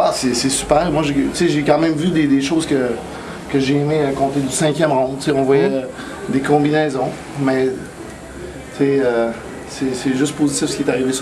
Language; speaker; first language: French; native; French